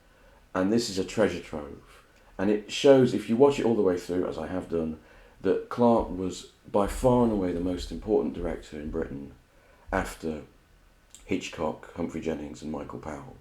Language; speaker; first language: English; native; English